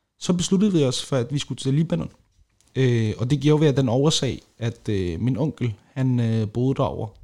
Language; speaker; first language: Danish; early bilingual, other home language; Kurdish